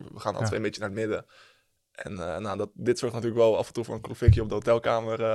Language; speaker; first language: Dutch; early bilingual, heritage; Dutch